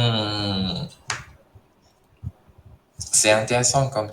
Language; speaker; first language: French; non-native, fluent; Khmer